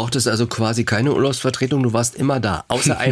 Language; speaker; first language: German; native; German